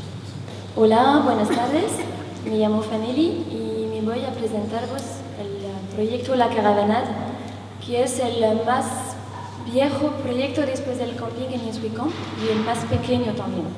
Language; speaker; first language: Spanish; non-native, learner; French